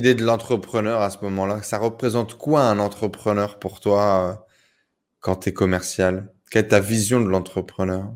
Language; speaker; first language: French; native; French